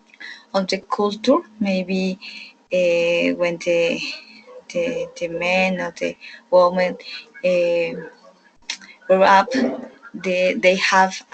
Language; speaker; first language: English; non-native, learner; Spanish